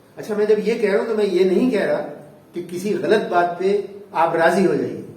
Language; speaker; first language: Urdu; native; Urdu